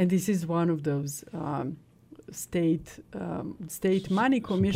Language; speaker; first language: English; non-native, fluent; Serbian